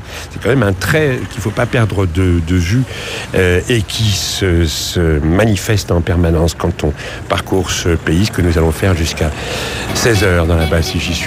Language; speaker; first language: French; native; French